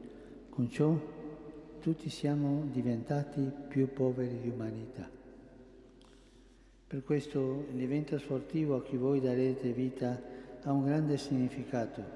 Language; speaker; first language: Italian; non-native, fluent; Spanish